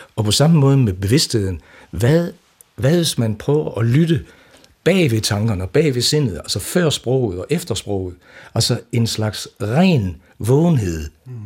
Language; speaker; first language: Danish; native; Danish